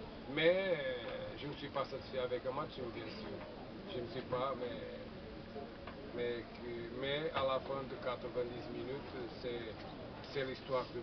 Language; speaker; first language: French; non-native, fluent; Portuguese